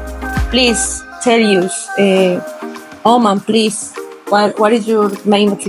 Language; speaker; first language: English; non-native, learner; Spanish